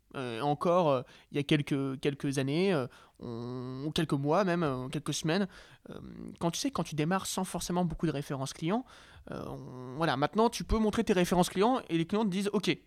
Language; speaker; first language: French; native; French